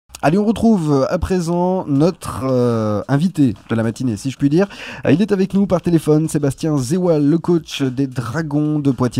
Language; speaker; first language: French; native; French